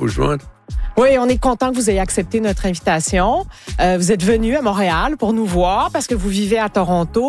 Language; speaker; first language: French; native; French